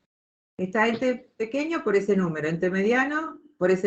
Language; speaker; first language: Spanish; native; Spanish